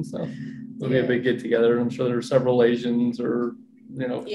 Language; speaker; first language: English; native; English